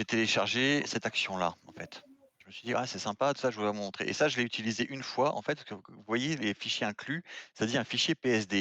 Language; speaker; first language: French; native; French